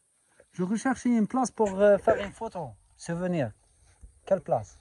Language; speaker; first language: French; non-native, local second language; Arabic